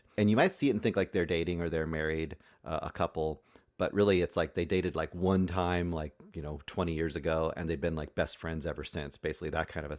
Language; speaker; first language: English; native; English